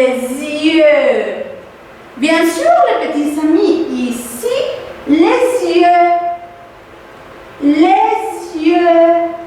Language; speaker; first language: French; non-native, fluent; Spanish